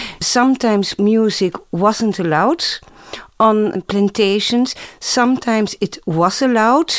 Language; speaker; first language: English; non-native, fluent; Dutch